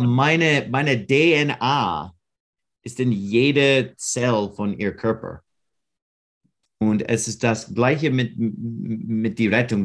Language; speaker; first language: German; non-native, learner; English